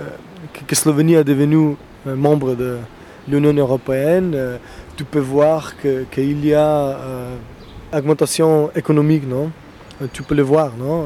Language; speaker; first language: French; non-native, fluent; Slovenian